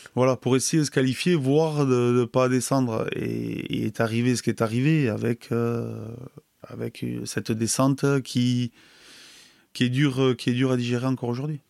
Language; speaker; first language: French; native; French